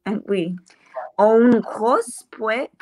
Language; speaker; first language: French; non-native, learner; Portuguese